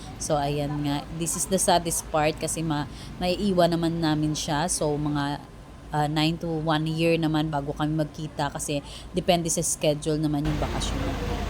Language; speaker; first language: Filipino; non-native, local second language; Hiligaynon